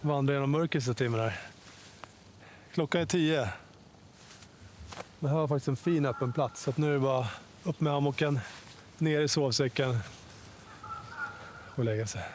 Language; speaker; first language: Swedish; native; Swedish